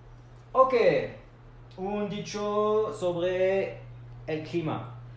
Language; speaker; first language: Spanish; non-native, fluent; French